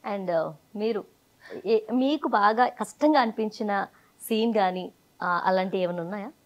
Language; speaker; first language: Telugu; native; Telugu